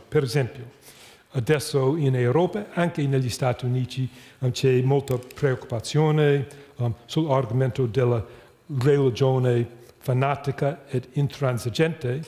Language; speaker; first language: Italian; non-native, fluent; English